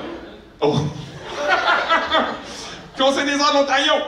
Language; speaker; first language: French; native; French